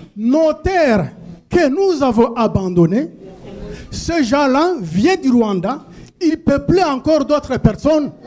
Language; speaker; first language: French; non-native, local second language; Kinyarwanda